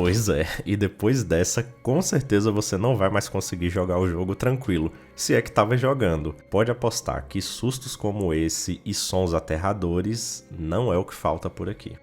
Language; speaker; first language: Portuguese; native; Portuguese